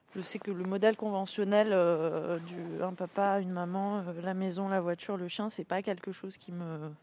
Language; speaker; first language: French; native; French